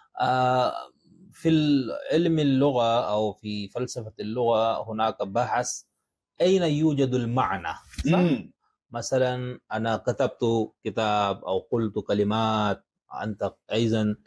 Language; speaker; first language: Arabic; non-native, fluent; Urdu